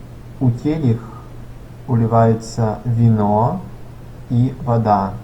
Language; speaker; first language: Belarusian; non-native, local second language; Russian